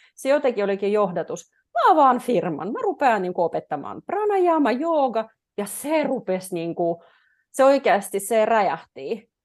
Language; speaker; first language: Finnish; non-native, fluent; Russian